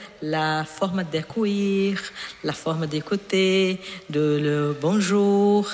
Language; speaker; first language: French; non-native, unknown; Portuguese